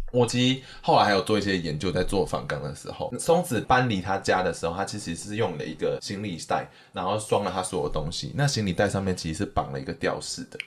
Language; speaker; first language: Chinese; native; Chinese